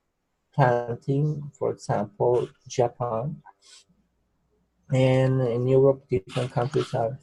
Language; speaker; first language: English; non-native, learner; Spanish